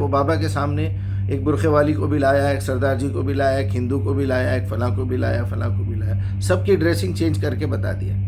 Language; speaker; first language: Urdu; native; Urdu